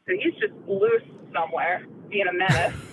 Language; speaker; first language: English; native; English